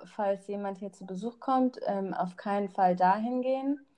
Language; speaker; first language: German; non-native, local second language; Thai